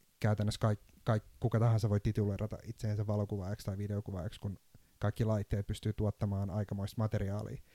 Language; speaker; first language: Finnish; non-native, fluent; Turkish